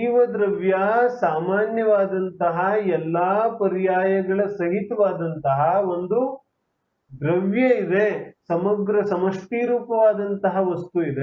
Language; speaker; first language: Kannada; non-native, local second language; Hindi